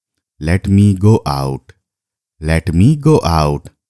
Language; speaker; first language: English; non-native, fluent; Nepali